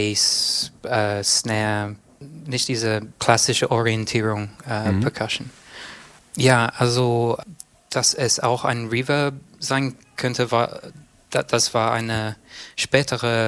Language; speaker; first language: German; non-native, fluent; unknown